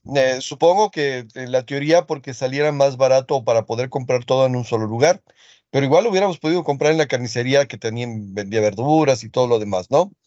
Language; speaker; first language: Spanish; early bilingual, other home language; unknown